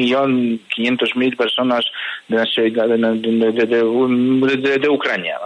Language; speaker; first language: Spanish; non-native, fluent; Polish